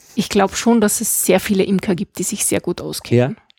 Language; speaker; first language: German; native; German